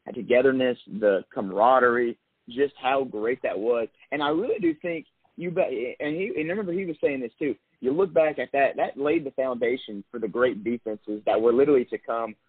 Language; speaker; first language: English; native; English